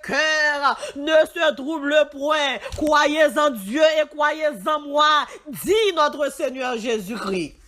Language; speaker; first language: French; non-native, local second language; Haitian Creole